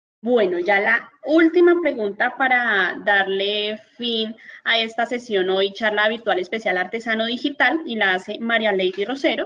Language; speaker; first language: Spanish; native; Spanish